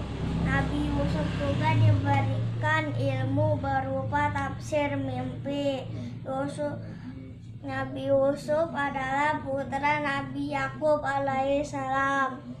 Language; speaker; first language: Indonesian; native; Indonesian